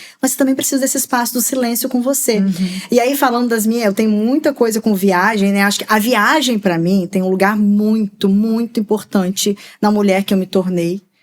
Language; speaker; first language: Portuguese; native; Portuguese